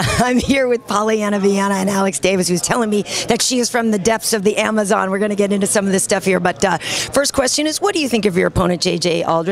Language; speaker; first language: English; native; English